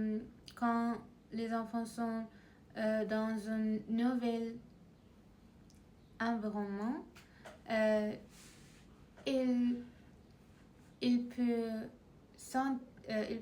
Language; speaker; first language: French; non-native, learner; Persian